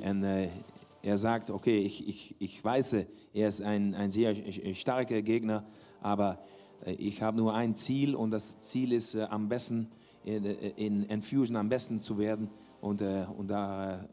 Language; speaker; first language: German; non-native, learner; Dutch